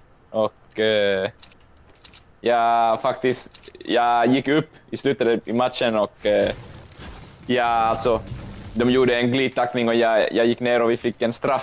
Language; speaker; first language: Swedish; non-native, local second language; Finnish